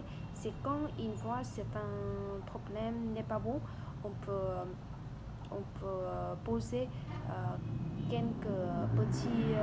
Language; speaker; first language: French; non-native, learner; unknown